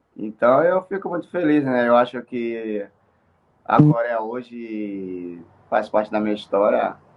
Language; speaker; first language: Portuguese; native; Portuguese